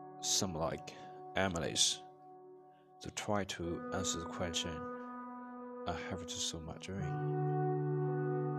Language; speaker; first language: English; non-native, learner; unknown